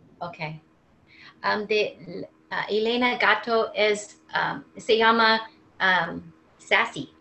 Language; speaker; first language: Spanish; non-native, learner; English